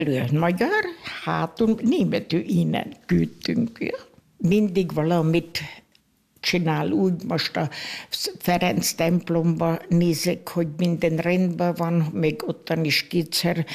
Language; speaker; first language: Hungarian; non-native, local second language; German